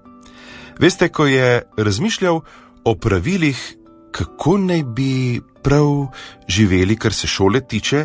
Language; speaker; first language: Slovenian; native; Slovenian